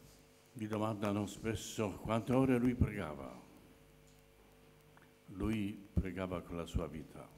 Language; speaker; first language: Italian; non-native, fluent; Polish